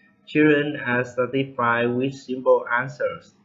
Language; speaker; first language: English; non-native, learner; Vietnamese